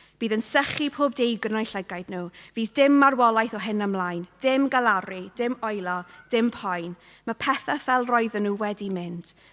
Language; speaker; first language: Welsh; non-native, local second language; English